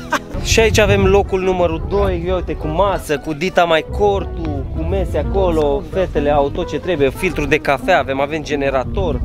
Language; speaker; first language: Romanian; native; Romanian